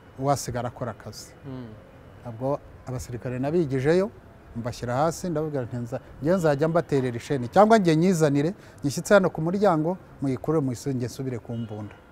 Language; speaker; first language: Kinyarwanda; early bilingual, heritage; Kinyarwanda